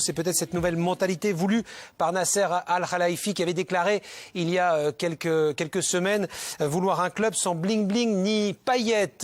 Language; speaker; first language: French; native; French